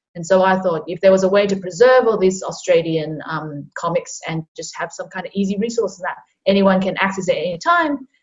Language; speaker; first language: English; non-native, local second language; Cantonese